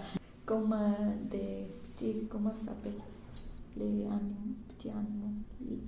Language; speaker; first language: French; non-native, learner; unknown